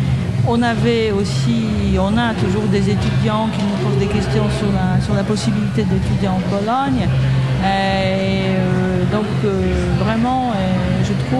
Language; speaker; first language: French; non-native, fluent; Polish